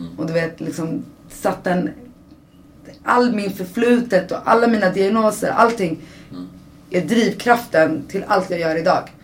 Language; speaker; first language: Swedish; early bilingual, other home language; Persian